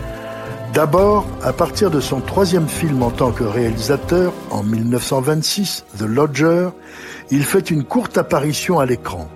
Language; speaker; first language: French; native; French